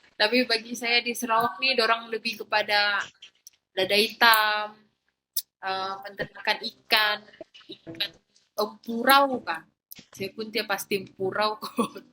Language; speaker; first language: Malay; native; Malay